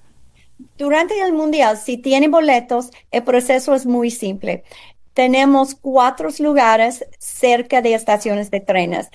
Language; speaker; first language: Spanish; non-native, fluent; English